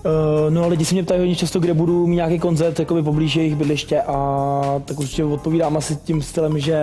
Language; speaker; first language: Czech; native; Czech